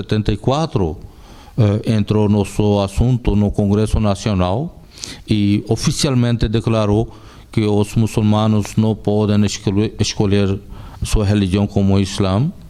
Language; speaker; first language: Portuguese; non-native, fluent; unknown